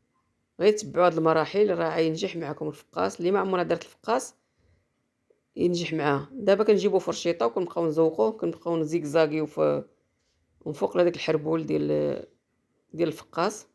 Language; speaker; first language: Arabic; native; Arabic